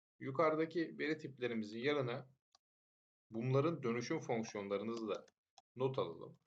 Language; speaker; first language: Turkish; native; Turkish